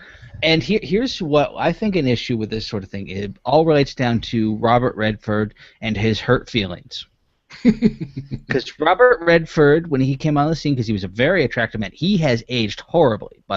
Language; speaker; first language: English; native; English